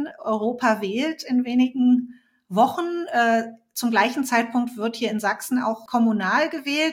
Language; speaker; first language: German; native; German